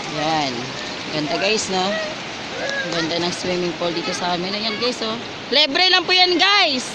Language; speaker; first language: Filipino; non-native, local second language; Hiligaynon